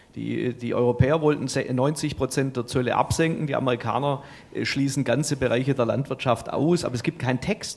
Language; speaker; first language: German; native; German